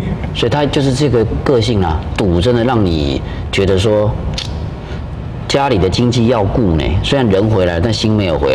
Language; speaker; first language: Chinese; native; Chinese